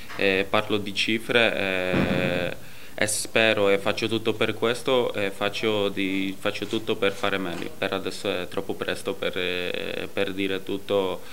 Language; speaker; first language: Italian; non-native, fluent; Polish